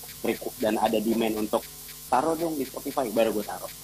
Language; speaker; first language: Indonesian; native; Indonesian